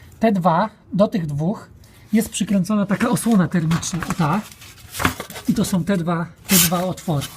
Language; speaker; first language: Polish; native; Polish